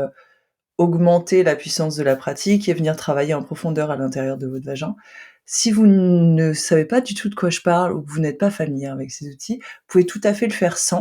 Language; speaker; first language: French; native; French